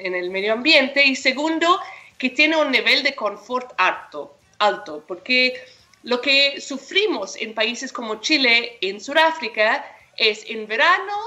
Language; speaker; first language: Spanish; non-native, fluent; English